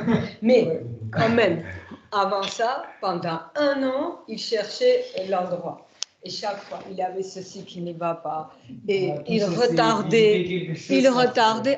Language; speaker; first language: French; non-native, fluent; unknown